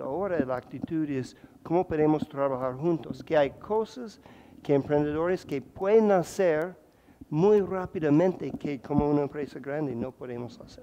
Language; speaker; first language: Spanish; non-native, fluent; English